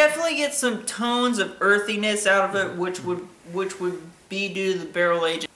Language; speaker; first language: English; native; English